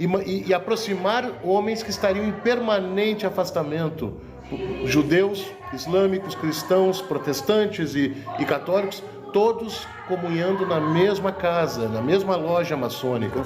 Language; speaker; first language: Portuguese; native; Portuguese